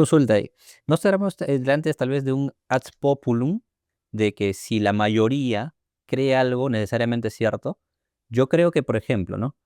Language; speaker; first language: Spanish; native; Spanish